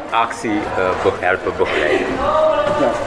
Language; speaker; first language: Dutch; non-native, local second language; Papiamento